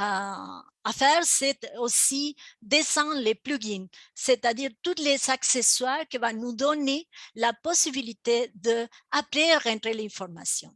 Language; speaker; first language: French; non-native, fluent; Spanish